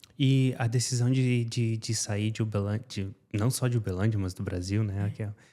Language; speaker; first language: Portuguese; native; Portuguese